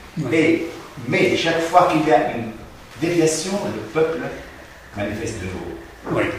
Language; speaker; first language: French; non-native, fluent; Arabic